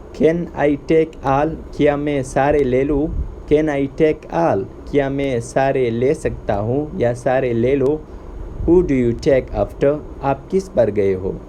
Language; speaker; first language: Urdu; native; Urdu